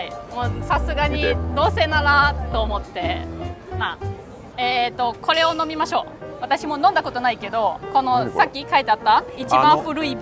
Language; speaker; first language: Japanese; non-native, fluent; German